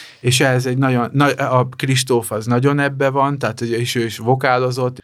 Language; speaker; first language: Hungarian; native; Hungarian